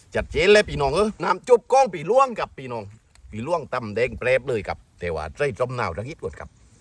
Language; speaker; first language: Thai; native; Thai